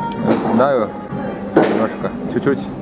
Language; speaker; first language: Russian; non-native, fluent; Chinese